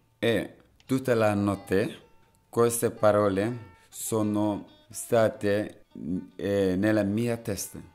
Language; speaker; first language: Italian; non-native, fluent; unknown